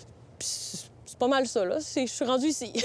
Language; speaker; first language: French; native; French